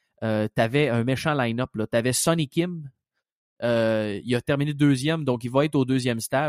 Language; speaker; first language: French; native; French